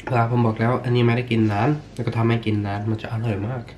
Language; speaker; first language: Thai; early bilingual, heritage; Swedish